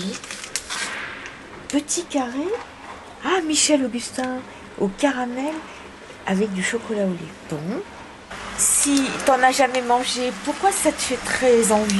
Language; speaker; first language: French; native; French